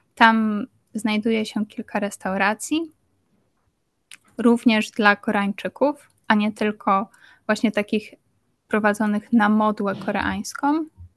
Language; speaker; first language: Polish; native; Polish